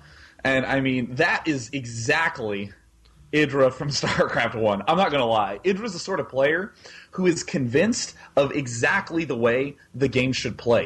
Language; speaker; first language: English; native; English